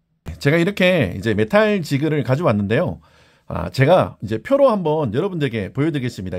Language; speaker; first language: Korean; native; Korean